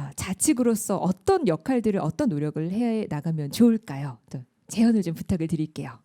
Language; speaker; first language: Korean; native; Korean